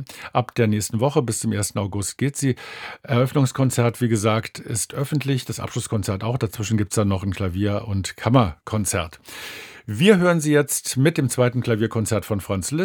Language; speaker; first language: German; native; German